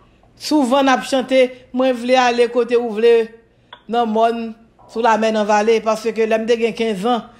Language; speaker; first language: French; non-native, local second language; Haitian Creole